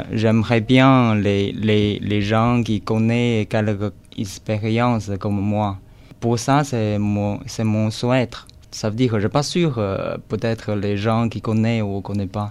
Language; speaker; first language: French; non-native, learner; Chinese